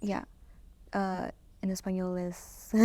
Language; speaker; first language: Spanish; early bilingual, heritage; Spanish